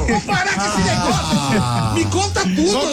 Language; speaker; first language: Portuguese; native; Portuguese